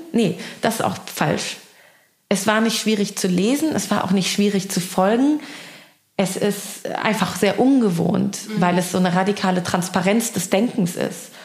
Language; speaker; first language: German; early bilingual, other home language; Persian